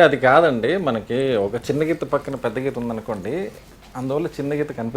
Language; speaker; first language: Telugu; native; Telugu